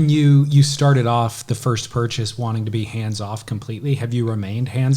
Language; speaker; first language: English; native; English